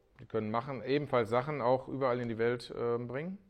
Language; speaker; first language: German; native; German